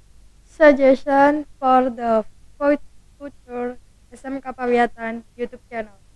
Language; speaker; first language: English; non-native, learner; Indonesian